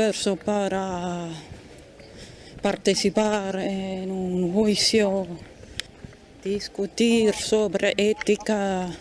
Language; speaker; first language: Spanish; non-native, fluent; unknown